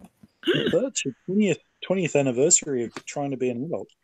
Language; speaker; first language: English; native; English